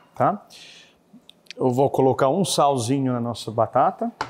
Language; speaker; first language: Portuguese; non-native, fluent; English